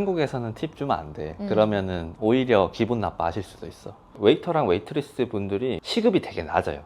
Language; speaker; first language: Korean; non-native, local second language; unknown